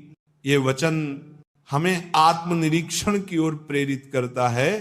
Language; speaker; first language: Hindi; native; Hindi